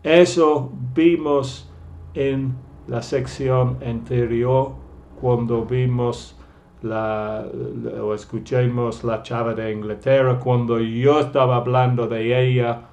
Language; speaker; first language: Spanish; non-native, fluent; English